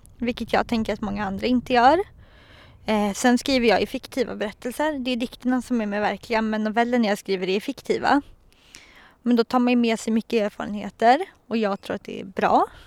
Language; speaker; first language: Swedish; native; Swedish